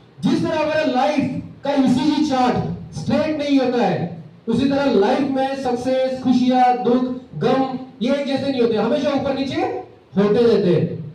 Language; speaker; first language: Hindi; native; Hindi